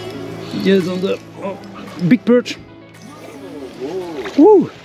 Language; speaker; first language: English; non-native, learner; French